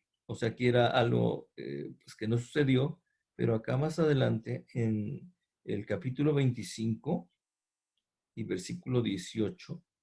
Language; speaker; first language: Spanish; native; Spanish